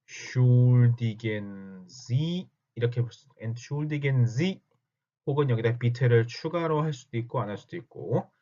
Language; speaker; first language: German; non-native, fluent; Korean